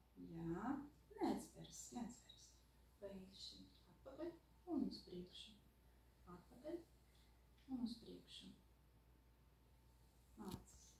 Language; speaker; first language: Latvian; non-native, learner; Russian